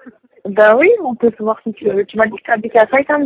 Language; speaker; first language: French; native; French